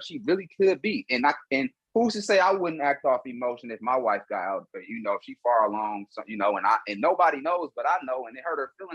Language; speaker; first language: English; native; English